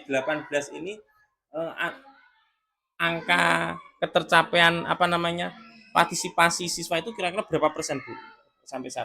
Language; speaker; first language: Indonesian; native; Indonesian